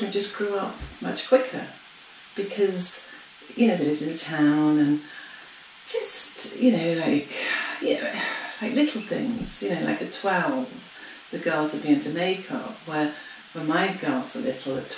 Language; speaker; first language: English; native; English